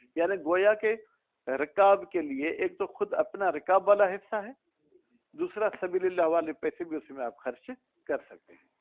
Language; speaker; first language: Urdu; non-native, local second language; Sindhi